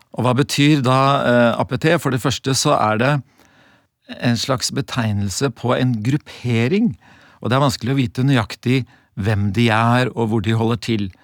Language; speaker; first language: Norwegian; native; Norwegian